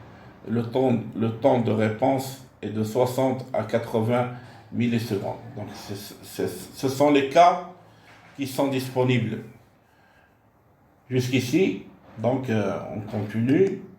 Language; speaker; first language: French; non-native, local second language; Arabic